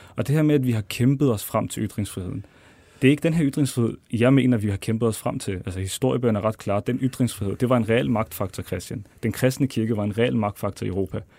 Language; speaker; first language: Danish; early bilingual, other home language; Arabic